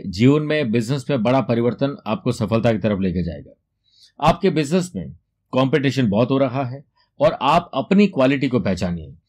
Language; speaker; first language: Hindi; native; Hindi